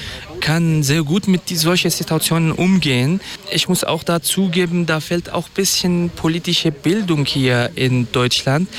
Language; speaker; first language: German; non-native, fluent; Kurdish